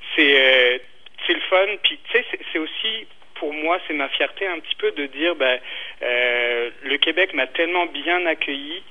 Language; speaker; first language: French; native; French